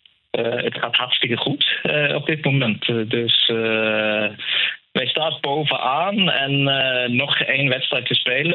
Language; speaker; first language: Dutch; non-native, fluent; Norwegian